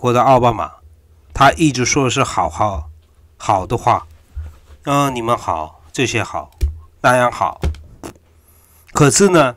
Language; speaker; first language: Chinese; non-native, fluent; Korean